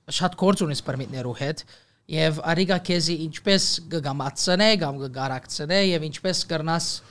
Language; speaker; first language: Armenian; early bilingual, heritage; Armenian